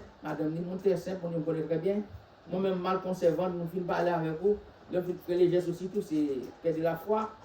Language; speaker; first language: French; non-native, local second language; Haitian Creole